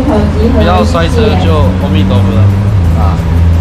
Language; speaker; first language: Chinese; native; Chinese